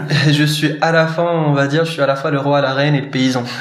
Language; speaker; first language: French; non-native, local second language; Arabic